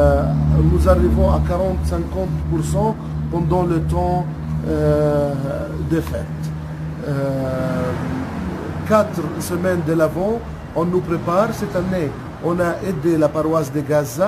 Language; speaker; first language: French; non-native, local second language; Arabic